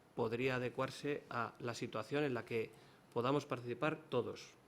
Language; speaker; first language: Spanish; non-native, local second language; Basque